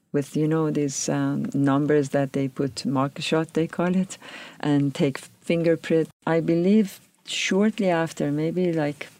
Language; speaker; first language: English; non-native, fluent; Persian